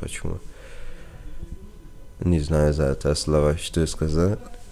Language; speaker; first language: Russian; non-native, learner; Persian